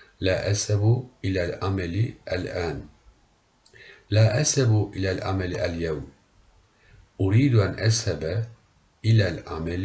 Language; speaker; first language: Arabic; non-native, learner; Turkish